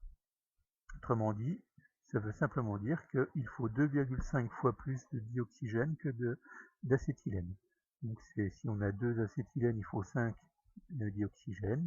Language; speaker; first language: French; native; French